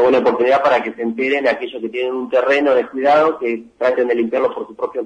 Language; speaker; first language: Spanish; native; Spanish